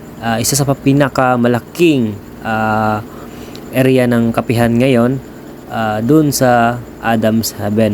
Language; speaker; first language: Filipino; non-native, local second language; Cebuano